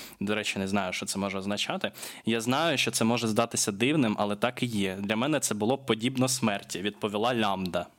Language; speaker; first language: Ukrainian; non-native, local second language; Russian